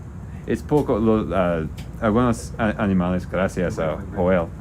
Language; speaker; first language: Spanish; non-native, learner; English